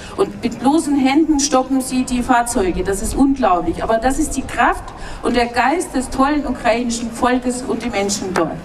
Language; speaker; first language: German; non-native, fluent; Russian